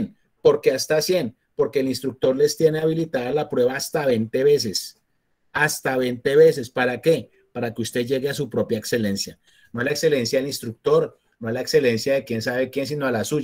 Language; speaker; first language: Spanish; native; Spanish